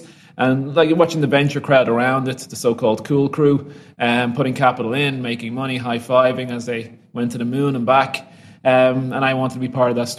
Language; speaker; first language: English; native; English